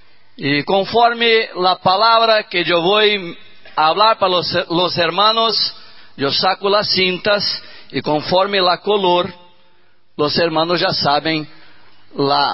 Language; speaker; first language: Spanish; non-native, learner; Portuguese